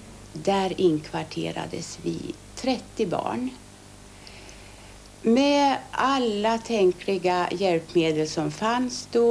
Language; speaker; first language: Swedish; early bilingual, other home language; Finnish